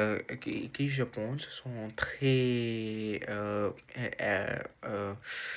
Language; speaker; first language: French; non-native, learner; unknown